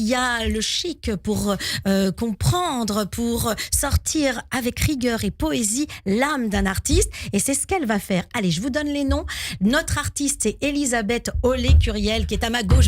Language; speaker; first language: French; native; French